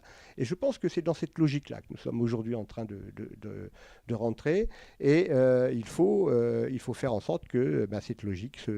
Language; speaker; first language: French; native; French